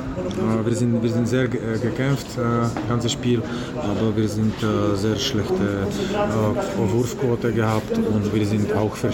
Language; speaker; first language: German; non-native, learner; Czech